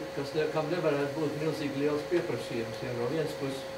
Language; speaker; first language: Latvian; early bilingual, other home language; English